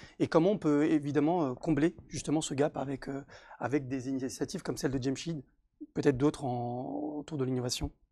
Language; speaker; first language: French; native; French